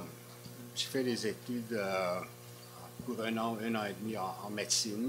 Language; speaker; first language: French; non-native, fluent; Hungarian